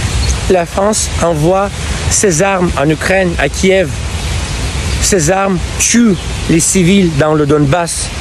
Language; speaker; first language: French; non-native, fluent; Russian